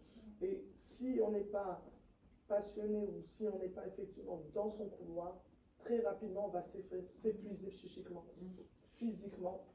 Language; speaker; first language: French; native; French